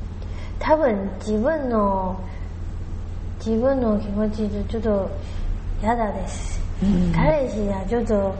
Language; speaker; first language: Japanese; non-native, learner; Chinese